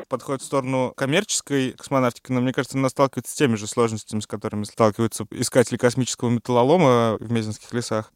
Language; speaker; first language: Russian; native; Russian